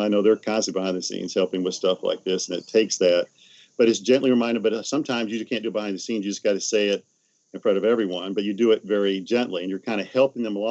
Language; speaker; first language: English; native; English